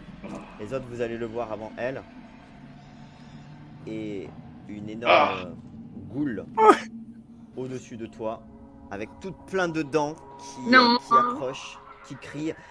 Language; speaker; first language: French; native; French